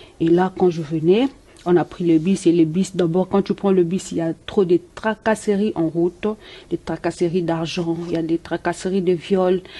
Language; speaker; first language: French; non-native, local second language; Lingala